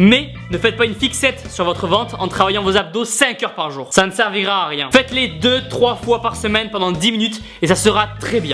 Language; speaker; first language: French; native; French